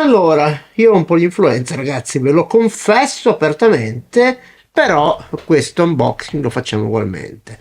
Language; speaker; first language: Italian; native; Italian